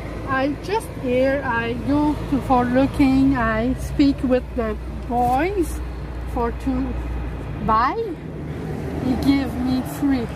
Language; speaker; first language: English; non-native, learner; French